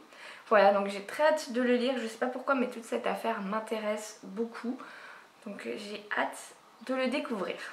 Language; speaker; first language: French; native; French